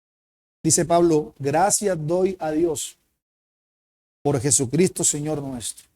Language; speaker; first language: Spanish; native; Spanish